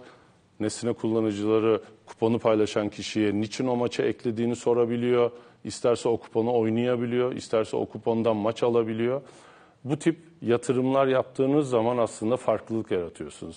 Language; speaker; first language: Turkish; native; Turkish